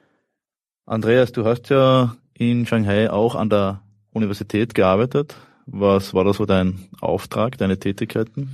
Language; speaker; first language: German; native; German